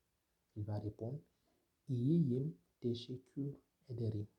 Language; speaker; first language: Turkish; non-native, fluent; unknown